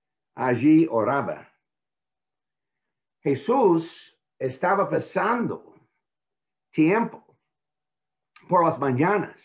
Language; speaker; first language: Spanish; non-native, fluent; English